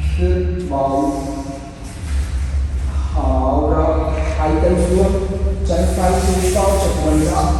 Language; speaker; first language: Vietnamese; non-native, learner; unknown